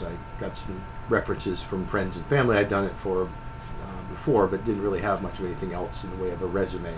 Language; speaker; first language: English; native; English